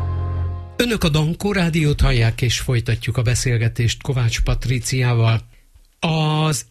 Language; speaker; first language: Hungarian; native; Hungarian